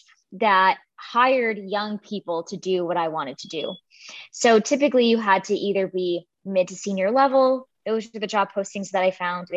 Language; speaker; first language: English; native; English